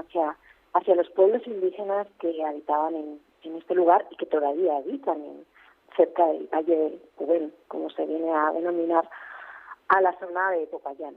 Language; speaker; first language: Spanish; native; Spanish